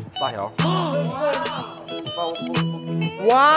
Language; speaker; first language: Chinese; native; Chinese